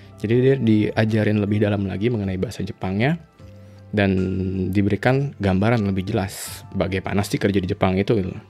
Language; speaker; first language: Indonesian; native; Indonesian